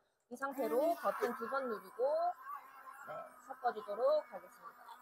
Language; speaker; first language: Korean; native; Korean